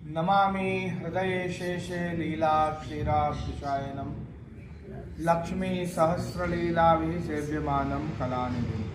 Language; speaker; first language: Hindi; non-native, local second language; Gujarati